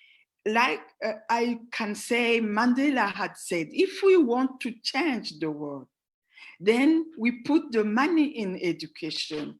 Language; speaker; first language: English; non-native, fluent; Rundi